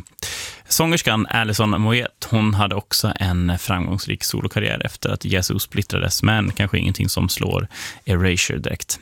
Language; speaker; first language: Swedish; native; Swedish